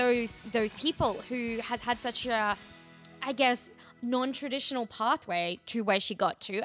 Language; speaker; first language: English; native; English